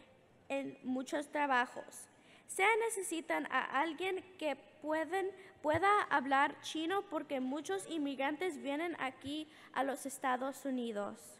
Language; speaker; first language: Spanish; early bilingual, heritage; English